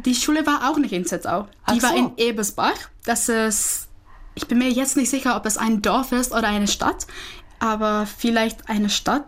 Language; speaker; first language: German; non-native, fluent; Czech